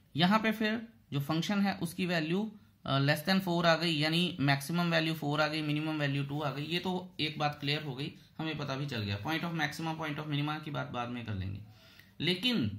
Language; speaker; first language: Hindi; native; Hindi